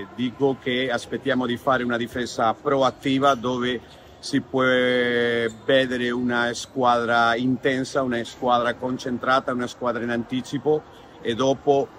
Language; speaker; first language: Italian; non-native, learner; Spanish